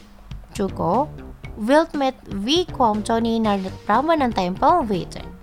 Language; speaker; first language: Dutch; non-native, learner; Indonesian